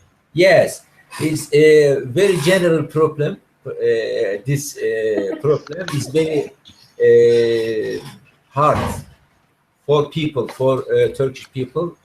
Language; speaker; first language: English; non-native, learner; Turkish